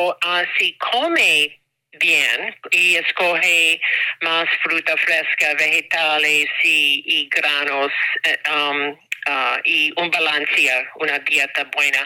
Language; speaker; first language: Spanish; non-native, learner; English